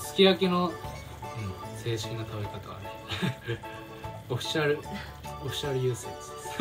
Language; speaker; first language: Japanese; native; Japanese